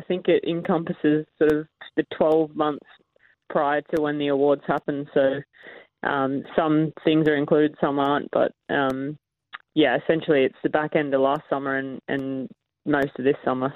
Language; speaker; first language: English; native; English